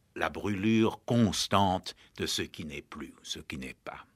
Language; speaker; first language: French; native; French